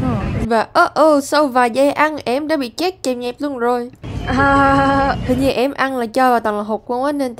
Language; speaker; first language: Vietnamese; early bilingual, heritage; Vietnamese